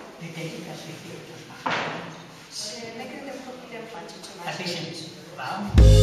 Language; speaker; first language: German; non-native, learner; Romanian